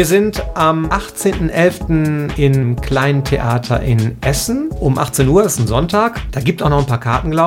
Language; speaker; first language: German; native; German